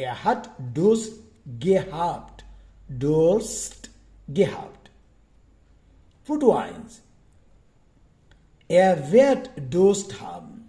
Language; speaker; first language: German; non-native, fluent; Sinhala